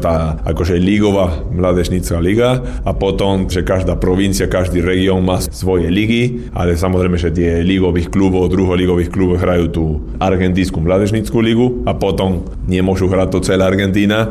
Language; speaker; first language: Slovak; non-native, fluent; Spanish